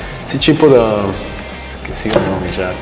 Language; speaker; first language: Portuguese; non-native, fluent; Spanish